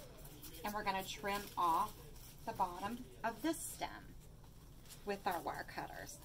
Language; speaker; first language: English; native; English